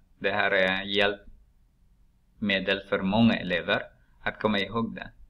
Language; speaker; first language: Swedish; non-native, fluent; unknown